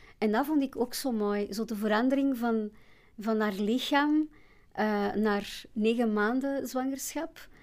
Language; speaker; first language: Dutch; non-native, fluent; Portuguese